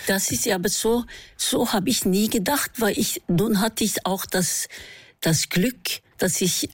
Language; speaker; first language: German; non-native, fluent; Norwegian